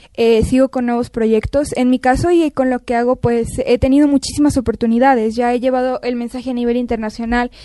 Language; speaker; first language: Spanish; native; Spanish